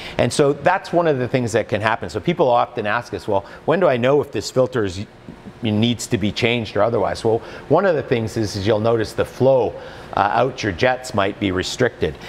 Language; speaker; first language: English; native; English